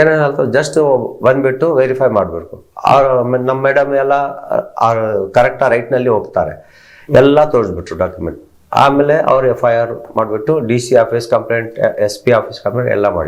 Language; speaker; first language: Kannada; non-native, local second language; Telugu